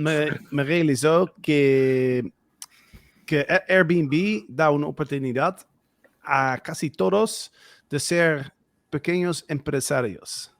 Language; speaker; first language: Spanish; non-native, fluent; Dutch